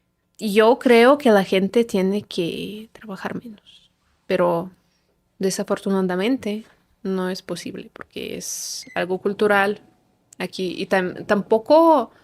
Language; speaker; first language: Spanish; non-native, fluent; Ukrainian